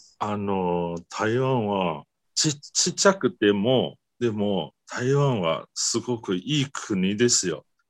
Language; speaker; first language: Japanese; non-native, learner; Chinese